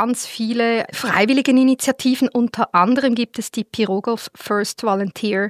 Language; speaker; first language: German; native; German